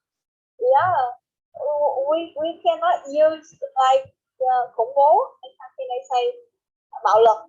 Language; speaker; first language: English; non-native, learner; Vietnamese